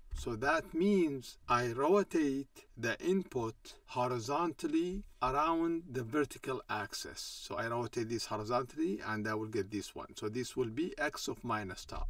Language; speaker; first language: English; non-native, fluent; Arabic